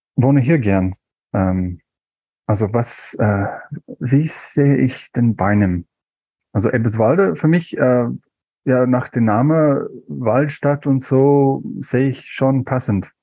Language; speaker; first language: German; non-native, fluent; English